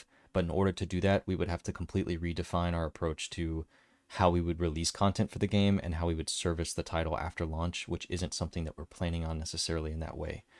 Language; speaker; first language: English; native; English